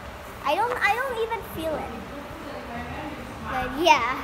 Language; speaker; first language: English; early bilingual, other home language; Indonesian